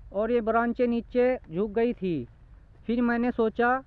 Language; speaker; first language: Hindi; native; Hindi